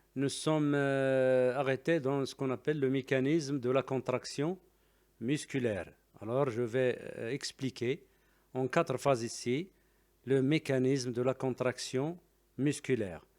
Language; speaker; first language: French; non-native, local second language; Arabic